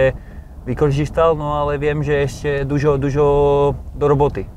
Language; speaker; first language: Polish; non-native, learner; Slovak